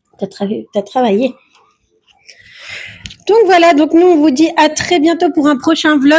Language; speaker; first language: French; native; French